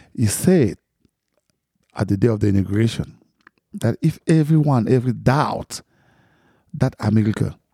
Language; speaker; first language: English; non-native, local second language; French